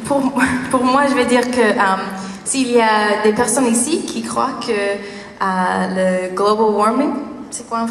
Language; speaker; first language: French; non-native, learner; English